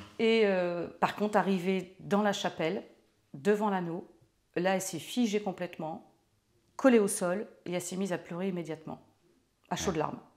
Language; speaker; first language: French; native; French